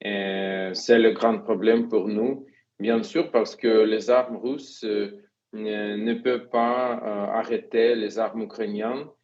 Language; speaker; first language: French; non-native, fluent; Ukrainian